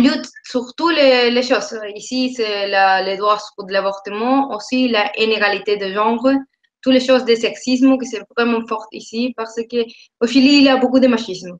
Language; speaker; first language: French; non-native, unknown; Spanish